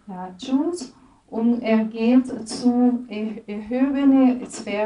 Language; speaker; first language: German; non-native, fluent; Portuguese